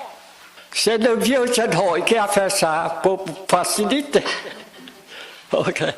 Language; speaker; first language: French; non-native, fluent; Vietnamese